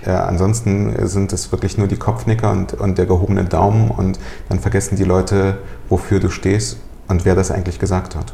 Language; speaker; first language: German; early bilingual, other home language; Russian